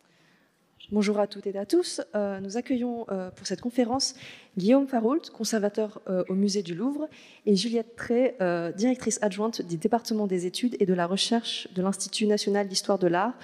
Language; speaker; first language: French; native; French